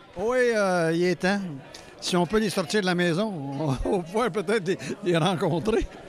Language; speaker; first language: French; native; French